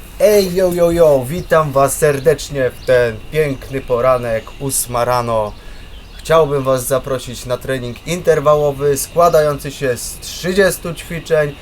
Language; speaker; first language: Polish; native; Polish